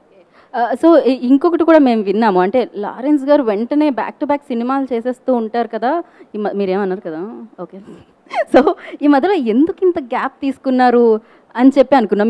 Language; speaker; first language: Telugu; native; Telugu